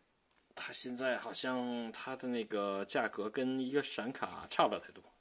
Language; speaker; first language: Chinese; native; Chinese